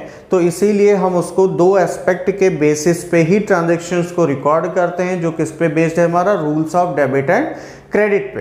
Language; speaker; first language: Hindi; native; Hindi